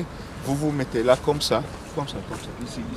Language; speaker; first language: French; native; French